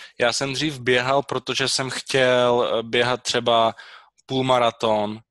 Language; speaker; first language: Czech; native; Czech